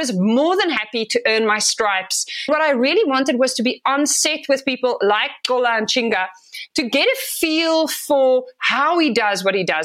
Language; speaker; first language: English; non-native, local second language; Afrikaans